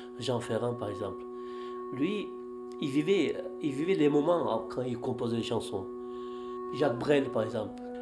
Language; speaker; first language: French; non-native, fluent; Turkish